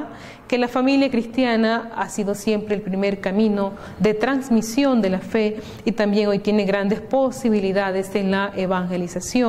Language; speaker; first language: Spanish; native; Spanish